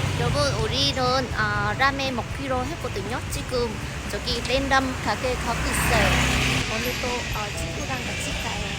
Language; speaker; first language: Korean; non-native, learner; Vietnamese